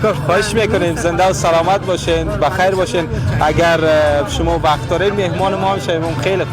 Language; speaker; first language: Persian; native; Persian